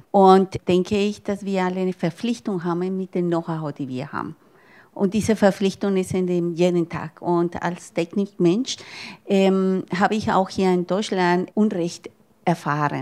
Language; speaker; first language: German; non-native, fluent; Spanish